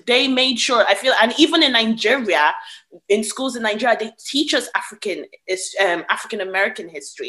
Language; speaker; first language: English; native; English